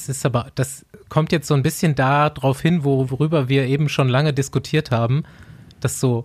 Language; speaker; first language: German; native; German